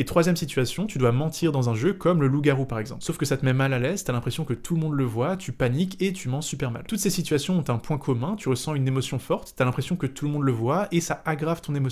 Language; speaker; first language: French; native; French